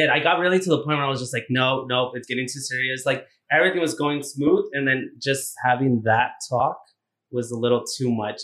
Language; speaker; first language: English; native; English